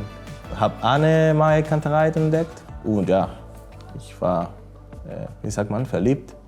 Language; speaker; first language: German; non-native, fluent; Spanish